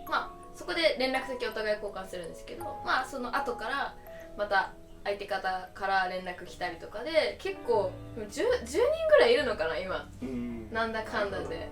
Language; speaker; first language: Japanese; native; Japanese